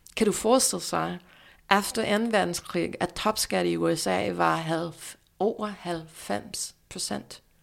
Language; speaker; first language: Danish; non-native, fluent; English